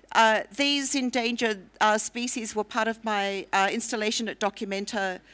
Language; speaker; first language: English; native; English